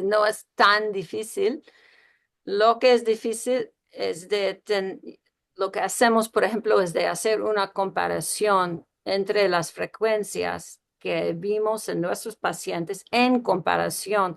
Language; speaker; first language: Spanish; early bilingual, heritage; Spanish